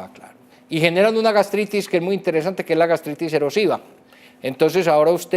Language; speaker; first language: Spanish; native; Spanish